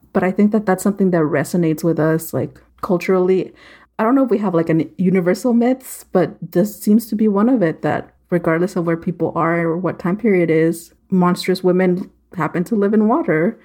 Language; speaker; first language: English; native; English